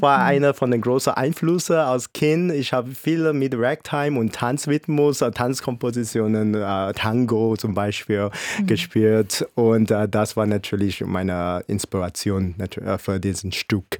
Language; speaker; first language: German; non-native, fluent; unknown